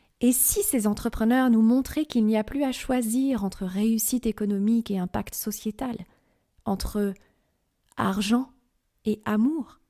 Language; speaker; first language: French; native; French